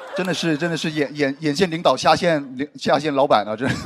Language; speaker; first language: Chinese; native; Chinese